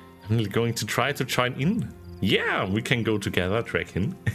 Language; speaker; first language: English; non-native, fluent; German